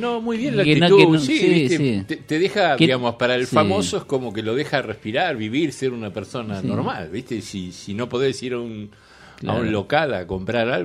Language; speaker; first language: Spanish; native; Spanish